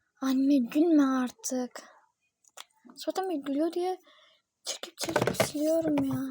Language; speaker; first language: Turkish; native; Turkish